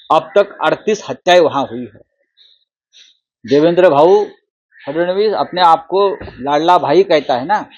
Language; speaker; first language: Hindi; non-native, local second language; Marathi